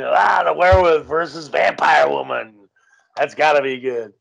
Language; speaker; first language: English; native; English